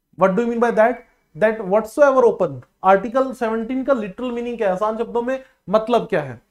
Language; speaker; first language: Hindi; non-native, local second language; Punjabi